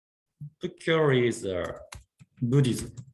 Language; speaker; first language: English; non-native, learner; Japanese